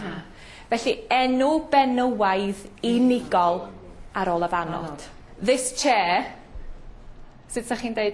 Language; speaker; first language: Welsh; native; Welsh